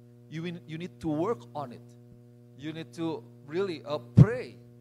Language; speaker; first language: English; non-native, fluent; Indonesian